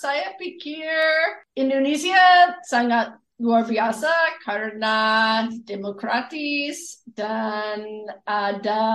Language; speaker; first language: Indonesian; non-native, fluent; English